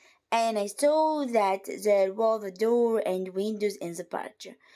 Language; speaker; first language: English; non-native, fluent; Arabic